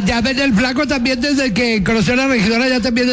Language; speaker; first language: Spanish; native; Spanish